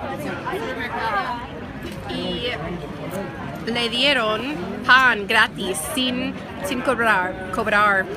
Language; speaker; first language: Spanish; non-native, learner; English